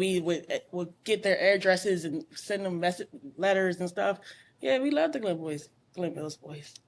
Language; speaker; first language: English; native; English